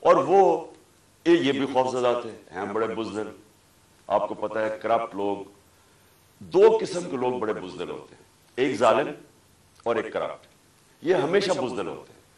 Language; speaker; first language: Urdu; native; Urdu